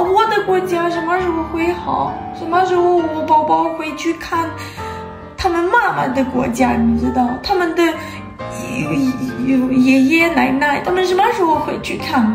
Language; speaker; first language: Chinese; non-native, learner; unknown